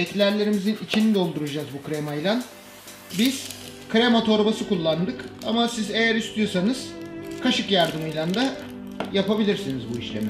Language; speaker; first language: Turkish; native; Turkish